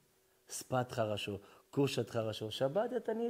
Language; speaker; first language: Russian; early bilingual, heritage; Russian